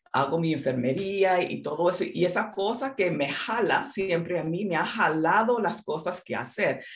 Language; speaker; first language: Spanish; early bilingual, other home language; English